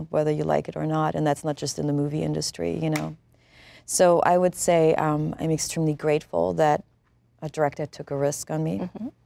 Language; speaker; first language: English; non-native, fluent; German